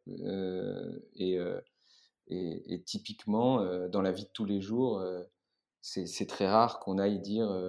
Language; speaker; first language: French; native; French